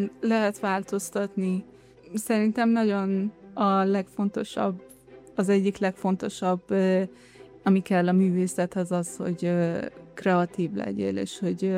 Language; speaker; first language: Hungarian; non-native, fluent; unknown